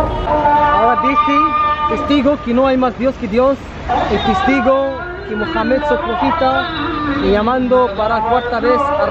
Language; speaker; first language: Spanish; non-native, learner; Arabic